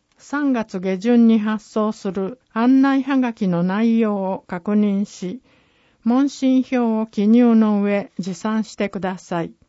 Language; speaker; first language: Japanese; native; Japanese